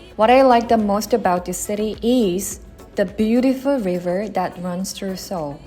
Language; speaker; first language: English; non-native, fluent; Korean